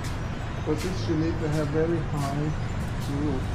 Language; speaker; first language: English; non-native, fluent; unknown